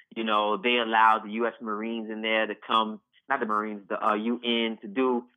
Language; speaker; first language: English; native; English